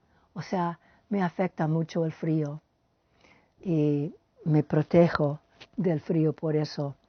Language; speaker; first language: Spanish; non-native, fluent; English